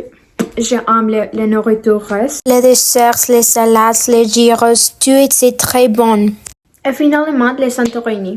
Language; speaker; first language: French; non-native, learner; Spanish